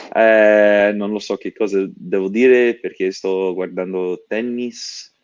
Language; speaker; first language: Italian; non-native, learner; English